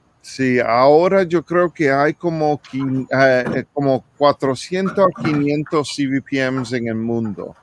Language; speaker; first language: Spanish; early bilingual, heritage; English